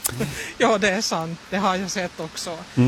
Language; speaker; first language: Swedish; non-native, local second language; Finnish